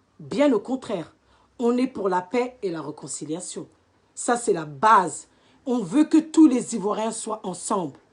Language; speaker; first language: French; native; French